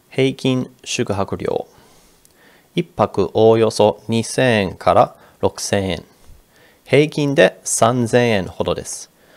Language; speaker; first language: Japanese; non-native, fluent; English